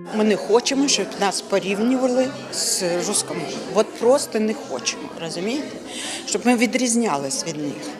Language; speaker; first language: Ukrainian; non-native, learner; Crimean Tatar